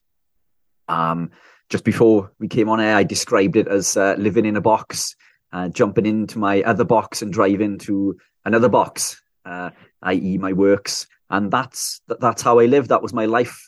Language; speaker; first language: English; native; English